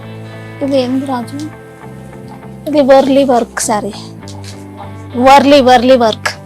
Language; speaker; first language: Telugu; native; Telugu